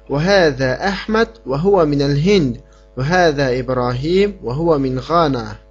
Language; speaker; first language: Arabic; non-native, fluent; Uyghur